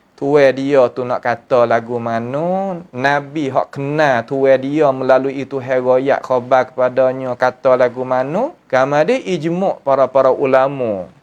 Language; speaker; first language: Malay; native; Malay